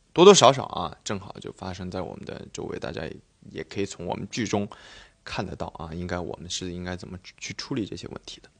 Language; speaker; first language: Chinese; native; Chinese